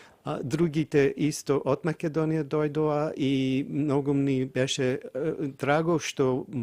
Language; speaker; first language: Macedonian; non-native, fluent; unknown